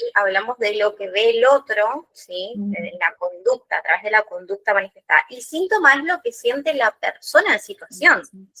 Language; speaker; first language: Spanish; native; Spanish